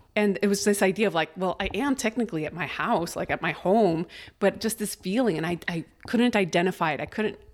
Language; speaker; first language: English; early bilingual, other home language; Spanish